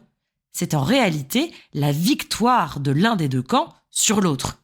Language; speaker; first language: French; native; French